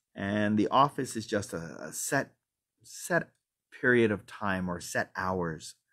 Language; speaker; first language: English; native; English